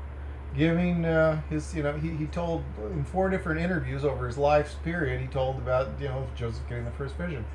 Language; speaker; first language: English; native; English